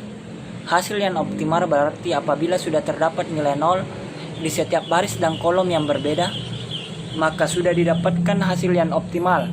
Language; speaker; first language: Indonesian; native; Indonesian